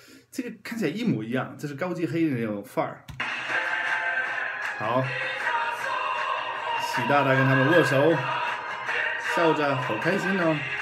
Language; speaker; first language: Chinese; non-native, fluent; German